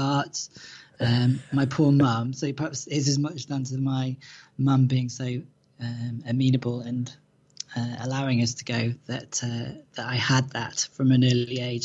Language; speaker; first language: English; native; English